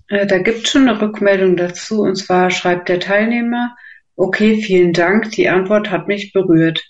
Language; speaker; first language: German; native; German